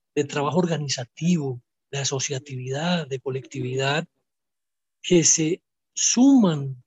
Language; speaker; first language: Spanish; native; Spanish